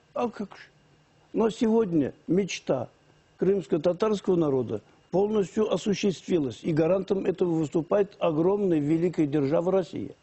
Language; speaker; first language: Russian; non-native, local second language; Tatar